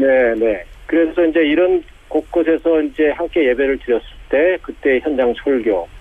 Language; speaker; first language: Korean; native; Korean